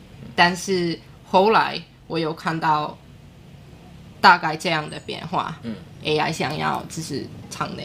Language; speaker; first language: Chinese; non-native, learner; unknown